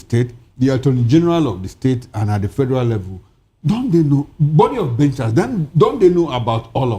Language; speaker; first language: English; non-native, local second language; Igbo